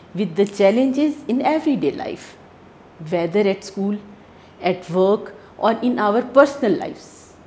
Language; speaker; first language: English; non-native, local second language; Hindi